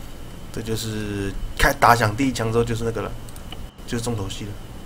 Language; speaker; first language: Chinese; native; Chinese